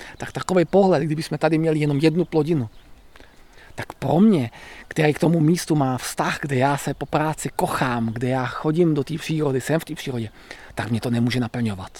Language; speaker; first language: Czech; native; Czech